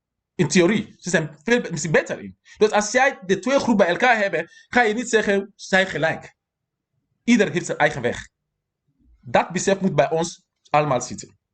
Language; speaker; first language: Dutch; non-native, fluent; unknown